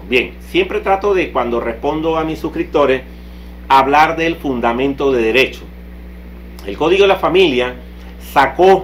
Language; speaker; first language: Spanish; native; Spanish